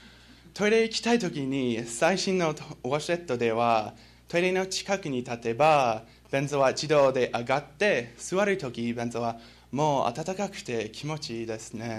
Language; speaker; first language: Japanese; non-native, learner; English